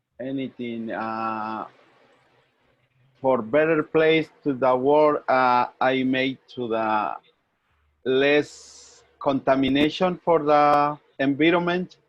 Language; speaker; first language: English; non-native, learner; Spanish